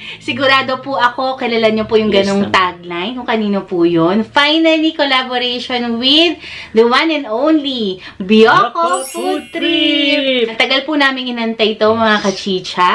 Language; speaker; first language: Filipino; native; Filipino